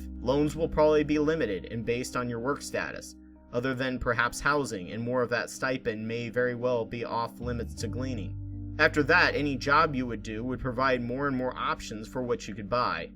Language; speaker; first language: English; native; English